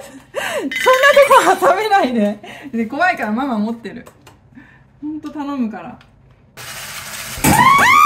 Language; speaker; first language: Japanese; native; Japanese